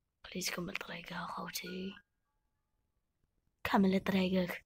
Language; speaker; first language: Arabic; native; Arabic